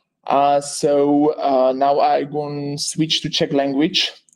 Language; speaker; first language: English; non-native, fluent; Czech